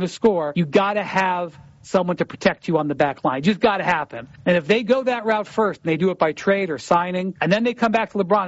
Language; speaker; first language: English; native; English